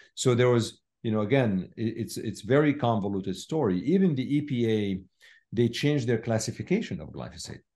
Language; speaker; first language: English; non-native, fluent; Arabic